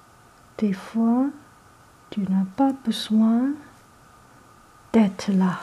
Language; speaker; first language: French; non-native, learner; Chinese